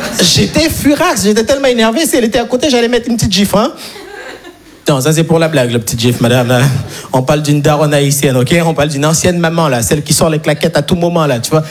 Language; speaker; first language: French; non-native, local second language; Haitian Creole